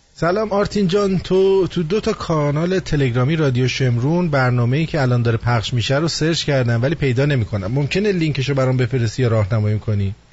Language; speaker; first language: Persian; native; Persian